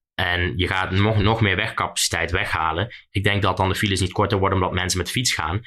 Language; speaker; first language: Dutch; native; Dutch